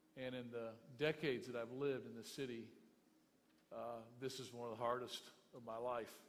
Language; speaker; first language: English; native; English